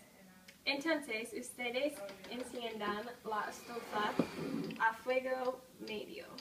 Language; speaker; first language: Spanish; non-native, learner; English